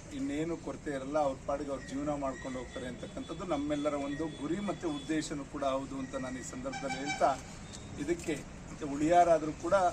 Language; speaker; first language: Kannada; native; Kannada